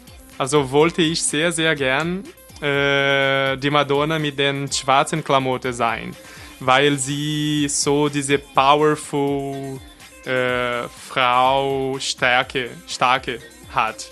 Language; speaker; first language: German; non-native, fluent; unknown